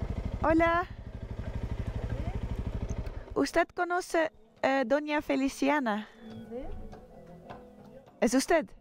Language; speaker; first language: Spanish; non-native, learner; Dutch